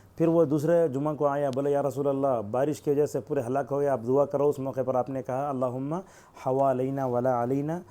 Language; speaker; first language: Urdu; native; Urdu